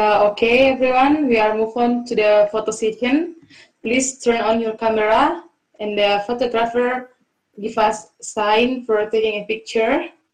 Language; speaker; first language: English; non-native, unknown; Indonesian